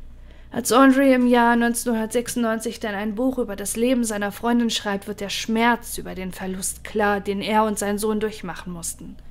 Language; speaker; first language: German; native; German